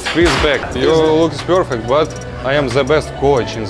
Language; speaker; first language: English; non-native, learner; Russian